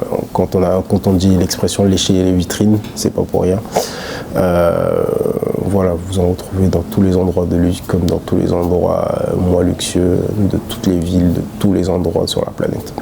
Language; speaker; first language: French; early bilingual, other home language; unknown